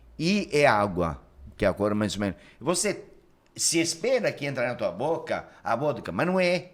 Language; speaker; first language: Portuguese; non-native, fluent; Italian